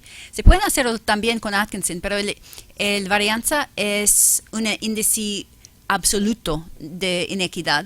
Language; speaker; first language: Spanish; non-native, fluent; English